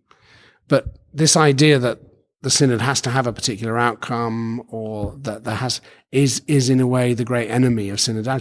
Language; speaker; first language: English; native; English